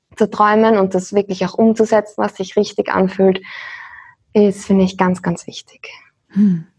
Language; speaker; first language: German; native; German